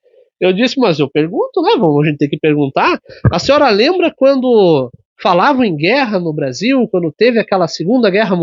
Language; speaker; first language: Portuguese; native; Portuguese